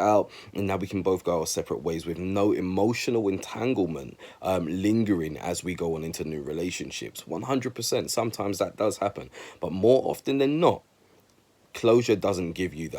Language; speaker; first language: English; native; English